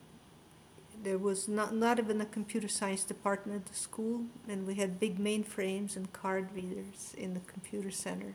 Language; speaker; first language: English; non-native, fluent; Russian